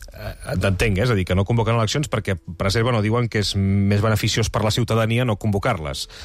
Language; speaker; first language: Catalan; native; Catalan